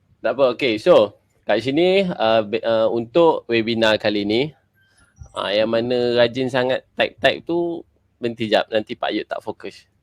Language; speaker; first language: Malay; native; Malay